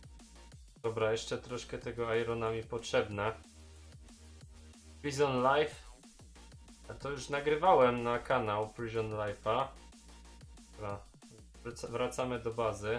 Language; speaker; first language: Polish; native; Polish